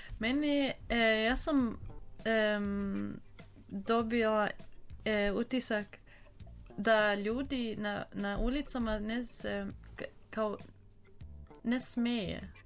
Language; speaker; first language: Croatian; non-native, learner; German